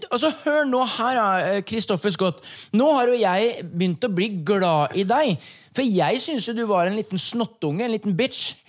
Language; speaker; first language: Norwegian; native; Norwegian